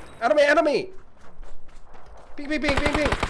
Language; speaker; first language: English; non-native, learner; Korean